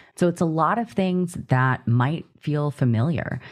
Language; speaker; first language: English; native; English